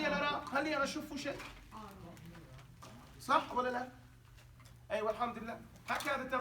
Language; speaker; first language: Arabic; non-native, fluent; English